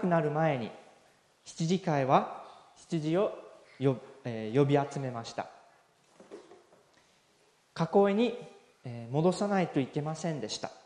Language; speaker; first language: Japanese; non-native, fluent; English